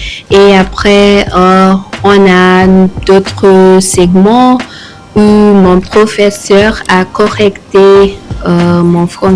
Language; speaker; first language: French; non-native, learner; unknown